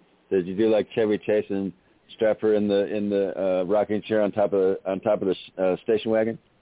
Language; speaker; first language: English; native; English